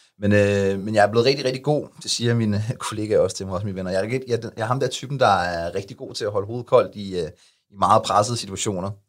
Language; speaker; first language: Danish; early bilingual, other home language; Arabic